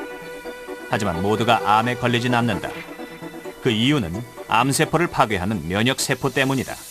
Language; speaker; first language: Korean; native; Korean